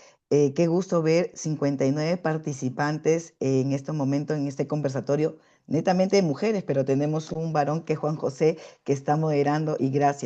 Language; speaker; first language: Spanish; native; Spanish